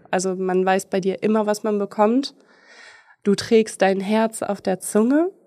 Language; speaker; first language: German; native; German